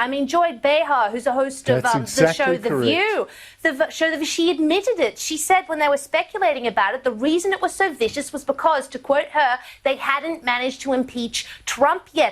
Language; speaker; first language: English; native; English